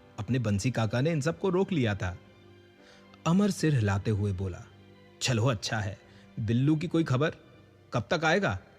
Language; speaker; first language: Hindi; native; Hindi